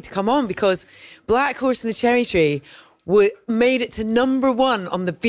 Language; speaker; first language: English; native; English